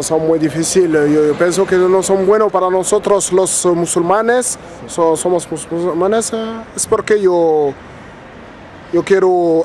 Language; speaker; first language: Spanish; non-native, learner; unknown